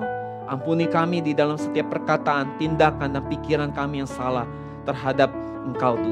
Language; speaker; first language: Indonesian; native; Indonesian